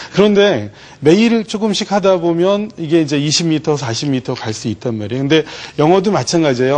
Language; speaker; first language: Korean; native; Korean